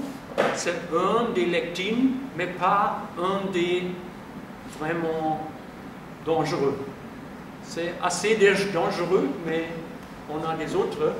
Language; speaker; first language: French; non-native, fluent; German